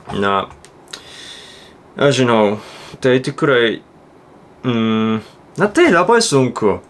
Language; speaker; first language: Lithuanian; non-native, learner; Japanese